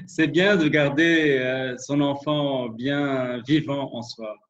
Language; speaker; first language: French; non-native, local second language; Arabic